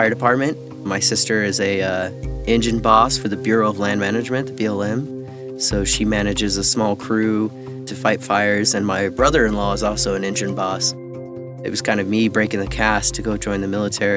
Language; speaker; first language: English; native; English